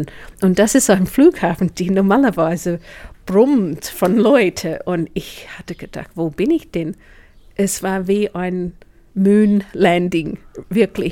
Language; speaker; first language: German; non-native, fluent; English